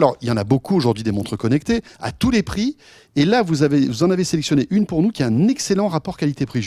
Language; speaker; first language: French; native; French